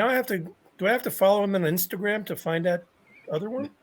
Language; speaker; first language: English; native; English